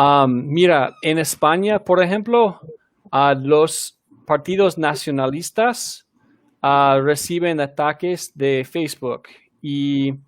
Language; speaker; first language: Spanish; non-native, fluent; English